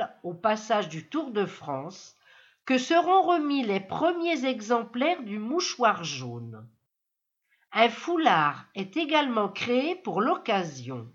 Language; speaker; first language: French; native; French